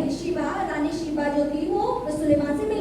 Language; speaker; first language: Hindi; native; Hindi